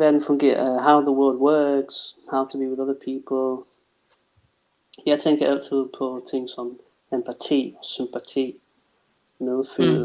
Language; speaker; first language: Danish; non-native, fluent; English